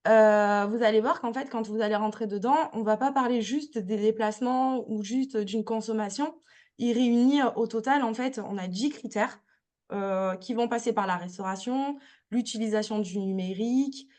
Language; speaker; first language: French; native; French